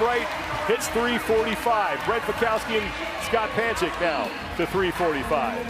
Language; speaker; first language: English; native; English